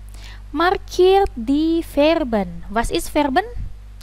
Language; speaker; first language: German; non-native, fluent; Indonesian